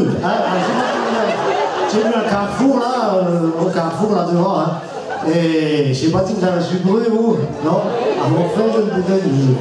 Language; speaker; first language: French; native; French